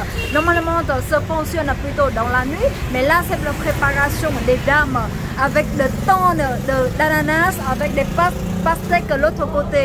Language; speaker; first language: French; non-native, learner; Vietnamese